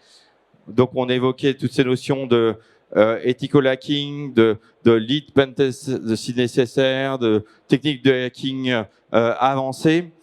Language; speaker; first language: French; native; French